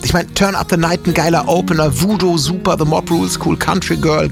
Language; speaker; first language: German; native; German